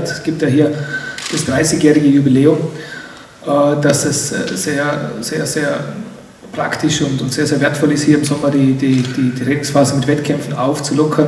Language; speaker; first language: German; native; German